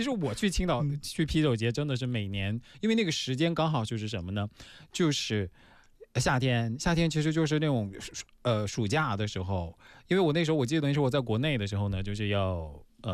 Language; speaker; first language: Chinese; native; Chinese